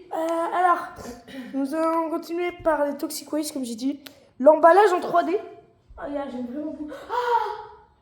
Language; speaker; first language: French; native; French